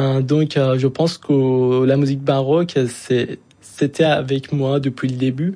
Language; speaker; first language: French; non-native, fluent; Persian